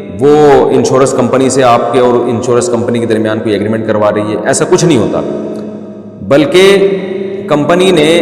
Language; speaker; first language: Urdu; native; Urdu